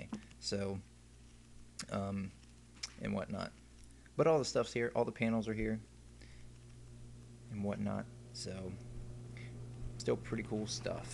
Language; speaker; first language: English; native; English